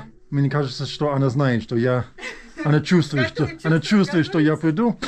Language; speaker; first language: Russian; non-native, learner; English